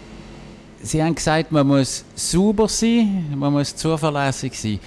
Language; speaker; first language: German; native; German